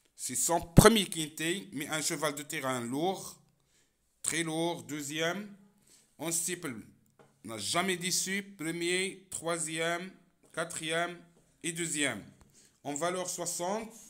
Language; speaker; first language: French; non-native, local second language; Arabic